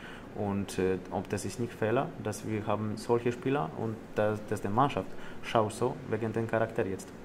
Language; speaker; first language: German; non-native, learner; Polish